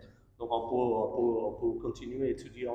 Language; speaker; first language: French; non-native, learner; Bangla